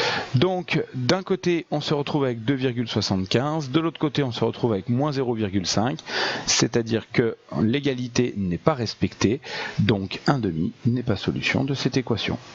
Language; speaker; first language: French; native; French